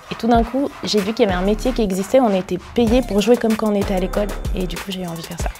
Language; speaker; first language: French; early bilingual, other home language; Arabic